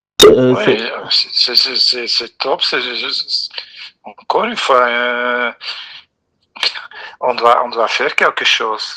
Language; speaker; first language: French; non-native, local second language; Dutch